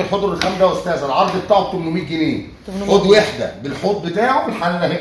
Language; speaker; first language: Arabic; native; Arabic